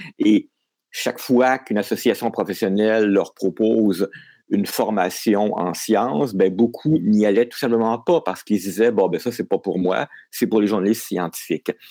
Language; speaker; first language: French; native; French